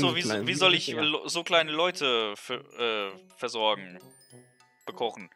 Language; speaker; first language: German; native; German